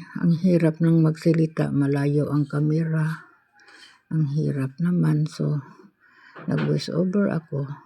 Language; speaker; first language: Filipino; non-native, local second language; Cebuano